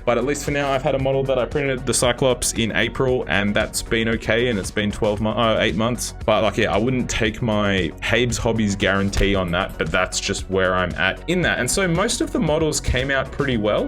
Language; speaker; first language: English; native; English